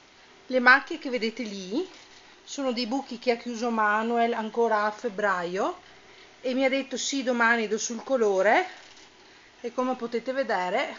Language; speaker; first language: Italian; native; Italian